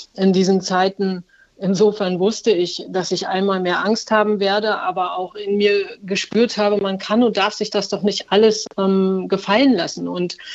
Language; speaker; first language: German; native; German